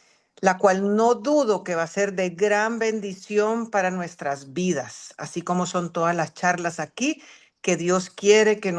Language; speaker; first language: Spanish; native; Spanish